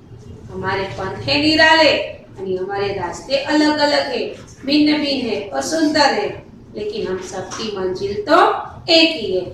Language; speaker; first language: Hindi; non-native, local second language; Gujarati